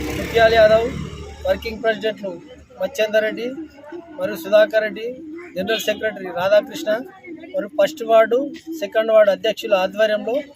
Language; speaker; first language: Telugu; native; Telugu